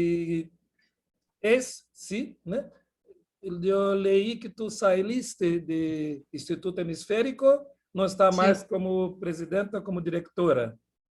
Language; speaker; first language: Portuguese; non-native, fluent; Spanish